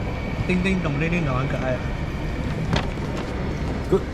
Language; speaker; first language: Chinese; native; Chinese